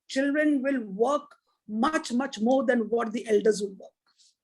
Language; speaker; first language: English; non-native, local second language; Punjabi